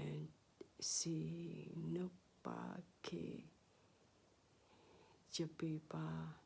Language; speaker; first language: French; non-native, learner; Dutch